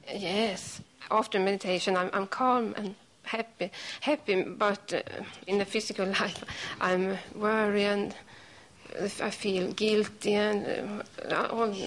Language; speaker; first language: English; non-native, learner; Swedish